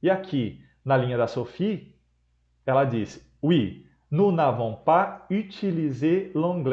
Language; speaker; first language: French; non-native, fluent; Portuguese